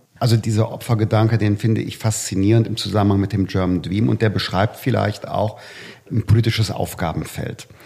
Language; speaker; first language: German; native; German